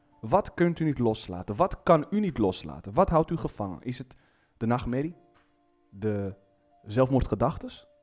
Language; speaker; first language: Dutch; non-native, fluent; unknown